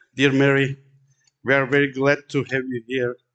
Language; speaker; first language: English; non-native, fluent; Turkish